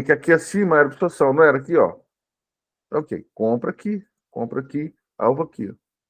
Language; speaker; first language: Portuguese; native; Portuguese